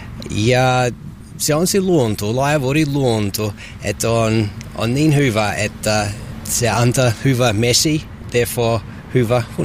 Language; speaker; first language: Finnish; non-native, learner; English